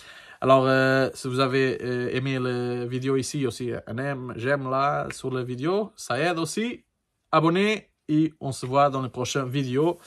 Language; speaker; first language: French; non-native, learner; Portuguese